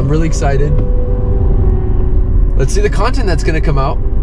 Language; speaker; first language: English; native; English